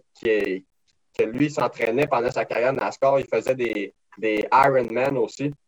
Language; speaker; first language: French; native; French